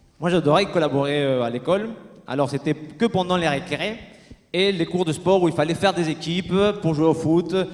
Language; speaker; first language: French; non-native, fluent; Spanish